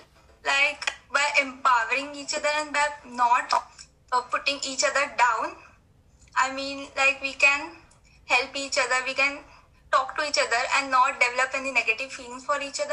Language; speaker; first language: English; non-native, local second language; Hindi